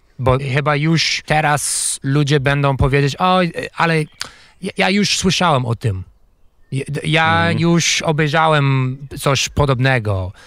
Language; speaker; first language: Polish; non-native, fluent; English